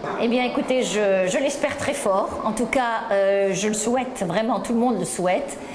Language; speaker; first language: French; non-native, local second language; Arabic